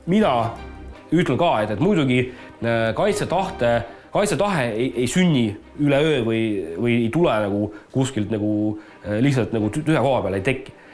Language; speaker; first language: Estonian; non-native, local second language; Russian